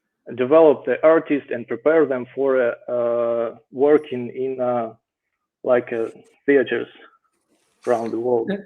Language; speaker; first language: English; non-native, fluent; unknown